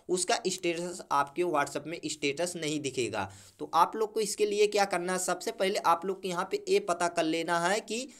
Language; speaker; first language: Hindi; native; Hindi